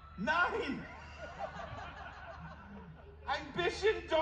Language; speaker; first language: German; non-native, learner; English